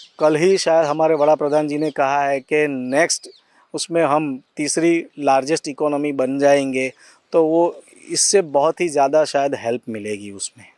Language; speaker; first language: Hindi; non-native, local second language; Gujarati